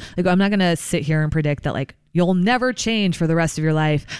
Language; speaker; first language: English; native; English